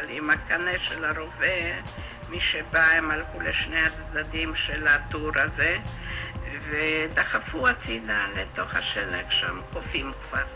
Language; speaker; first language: Hebrew; non-native, fluent; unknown